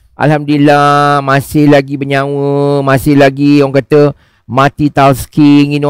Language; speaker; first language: Malay; native; Malay